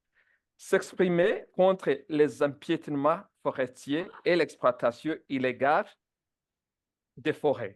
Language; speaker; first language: French; non-native, local second language; Kinyarwanda